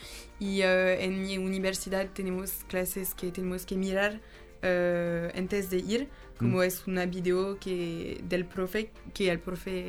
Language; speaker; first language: Spanish; non-native, learner; French